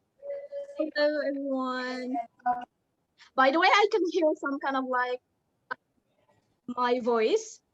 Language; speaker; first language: English; non-native, fluent; Indonesian